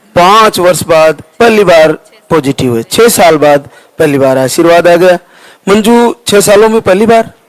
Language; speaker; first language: Hindi; native; Hindi